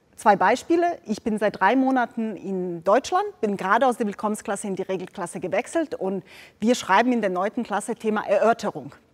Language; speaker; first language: German; non-native, fluent; Bosnian